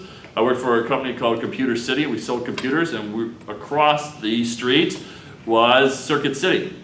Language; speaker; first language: English; native; English